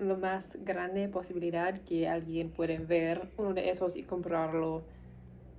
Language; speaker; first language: Spanish; non-native, learner; English